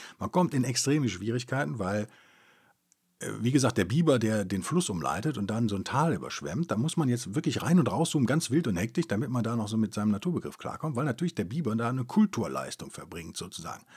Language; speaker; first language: German; native; German